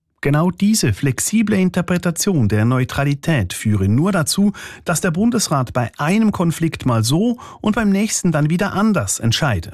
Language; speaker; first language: German; native; German